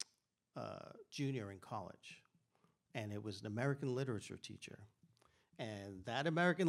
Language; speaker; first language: English; native; English